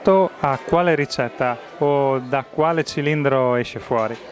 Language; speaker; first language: Italian; native; Italian